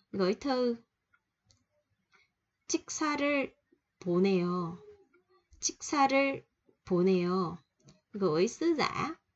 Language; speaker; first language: Korean; non-native, fluent; Vietnamese